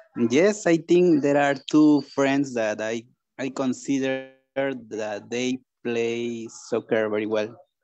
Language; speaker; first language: English; non-native, learner; Spanish